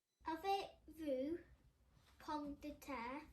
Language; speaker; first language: French; non-native, learner; English